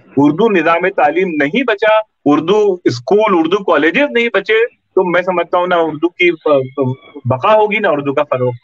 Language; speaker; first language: Hindi; non-native, local second language; Urdu